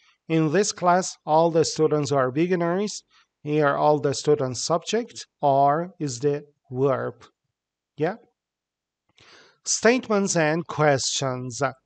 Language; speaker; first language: English; non-native, fluent; Persian